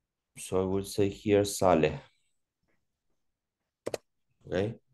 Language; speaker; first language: English; non-native, learner; Spanish